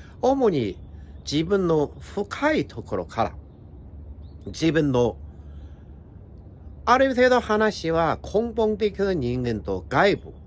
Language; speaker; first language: Japanese; non-native, fluent; Chinese